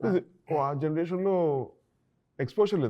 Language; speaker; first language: Telugu; non-native, learner; Tamil